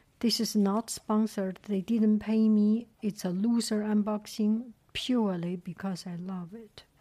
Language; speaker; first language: English; non-native, fluent; Chinese